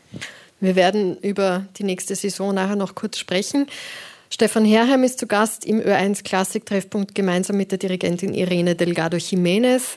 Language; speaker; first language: German; native; German